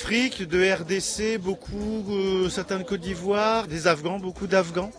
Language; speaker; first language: French; native; French